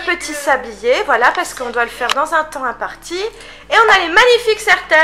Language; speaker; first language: French; native; French